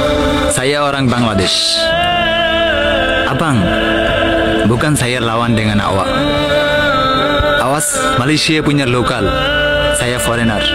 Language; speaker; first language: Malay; non-native, learner; Bangla